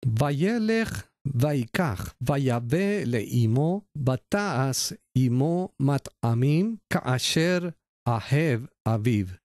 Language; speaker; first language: Hebrew; non-native, learner; Spanish